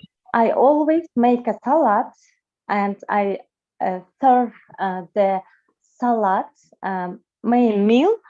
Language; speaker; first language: English; non-native, learner; Russian